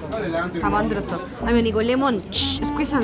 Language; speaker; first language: Korean; non-native, learner; Spanish